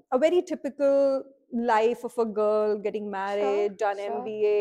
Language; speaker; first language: English; non-native, local second language; Hindi